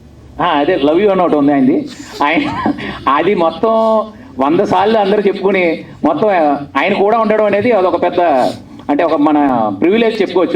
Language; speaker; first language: Telugu; native; Telugu